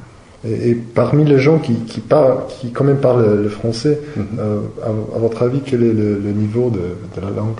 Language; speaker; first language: French; non-native, fluent; Slovenian